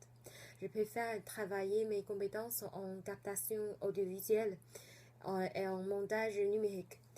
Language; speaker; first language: French; non-native, fluent; Chinese